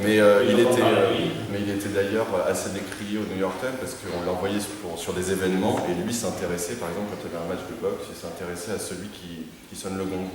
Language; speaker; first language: French; native; French